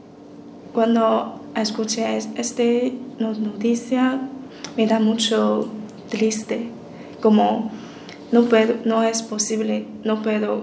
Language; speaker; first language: Spanish; non-native, learner; Chinese